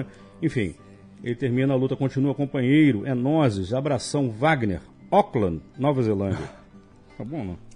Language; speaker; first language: Portuguese; native; Portuguese